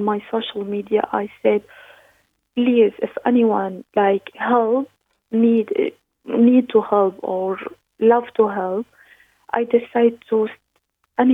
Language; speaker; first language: English; non-native, learner; Arabic